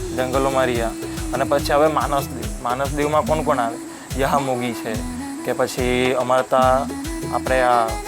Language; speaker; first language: Gujarati; non-native, local second language; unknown